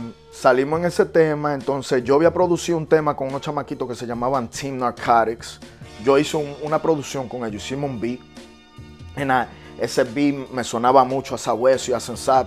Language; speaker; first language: Spanish; early bilingual, heritage; Spanish